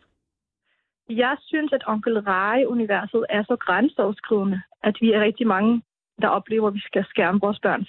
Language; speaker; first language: Danish; native; Danish